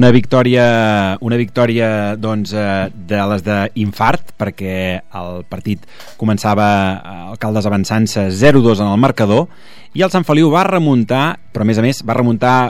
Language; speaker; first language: Catalan; native; Catalan